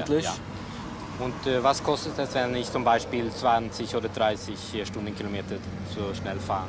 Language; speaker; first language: German; non-native, learner; Swedish